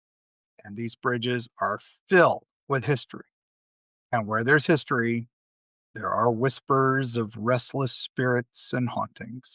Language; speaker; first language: English; native; English